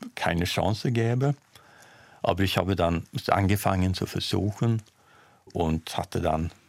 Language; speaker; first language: German; non-native, fluent; Swedish